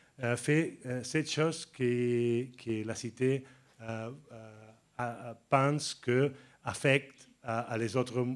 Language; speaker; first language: French; non-native, learner; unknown